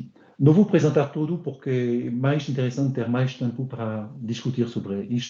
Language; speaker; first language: Portuguese; non-native, learner; French